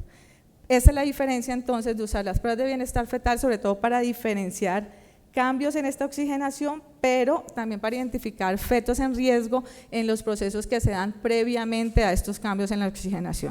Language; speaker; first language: Spanish; native; Spanish